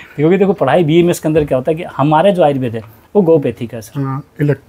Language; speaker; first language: Hindi; native; Hindi